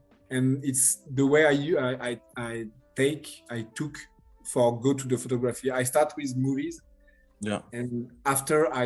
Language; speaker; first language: English; non-native, learner; French